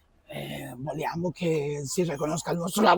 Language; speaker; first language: Italian; non-native, fluent; Spanish